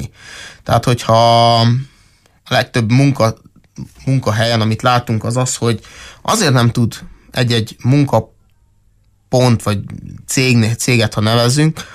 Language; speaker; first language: Hungarian; native; Hungarian